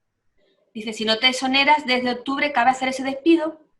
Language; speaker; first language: Spanish; native; Spanish